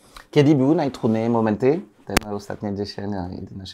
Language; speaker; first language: Polish; non-native, learner; French